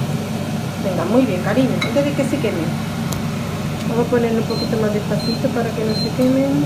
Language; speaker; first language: Spanish; native; Spanish